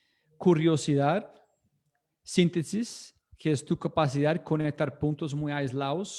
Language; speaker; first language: Spanish; non-native, fluent; English